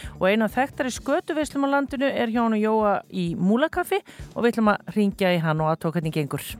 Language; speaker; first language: Icelandic; native; Icelandic